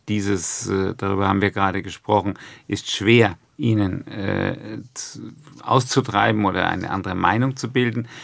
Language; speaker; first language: German; native; German